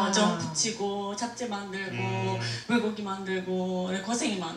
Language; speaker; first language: Korean; non-native, fluent; English